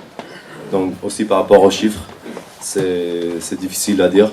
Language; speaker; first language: French; non-native, fluent; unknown